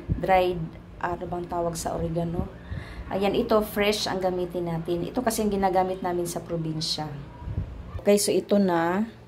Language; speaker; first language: Filipino; non-native, local second language; Cebuano